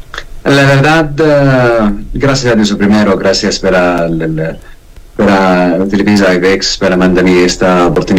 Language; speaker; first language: Spanish; non-native, learner; Arabic